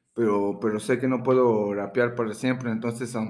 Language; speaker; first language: Spanish; early bilingual, heritage; Spanish